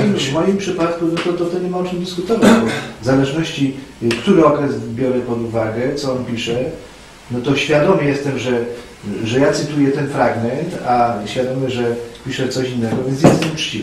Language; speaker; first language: Polish; native; Polish